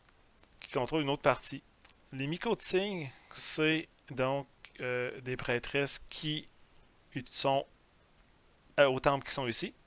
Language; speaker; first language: French; native; French